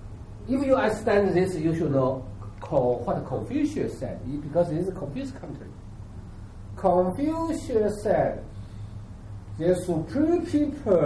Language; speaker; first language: English; non-native, learner; Chinese